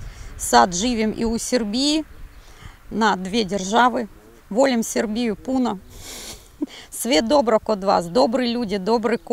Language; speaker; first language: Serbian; non-native, learner; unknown